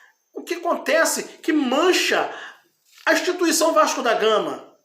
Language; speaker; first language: Portuguese; native; Portuguese